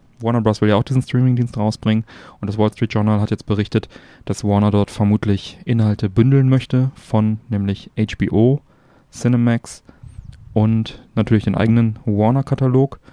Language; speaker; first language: German; native; German